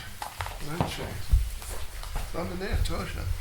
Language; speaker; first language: Russian; non-native, learner; English